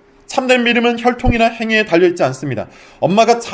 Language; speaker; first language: Korean; native; Korean